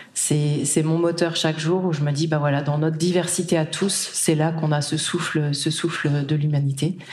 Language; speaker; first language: French; native; French